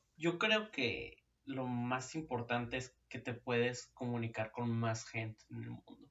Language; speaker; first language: Spanish; native; Spanish